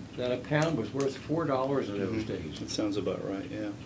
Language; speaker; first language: English; native; English